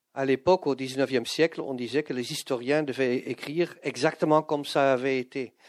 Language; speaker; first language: French; non-native, fluent; Dutch